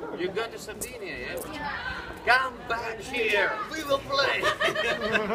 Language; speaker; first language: English; non-native, learner; Latvian